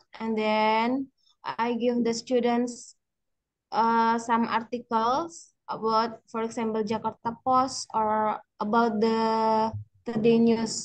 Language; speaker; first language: English; non-native, learner; Indonesian